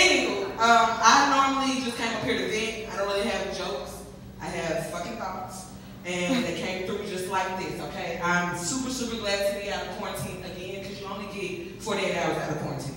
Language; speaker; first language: English; native; English